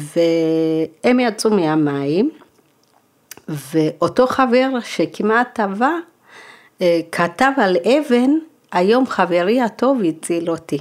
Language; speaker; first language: Hebrew; early bilingual, other home language; Amharic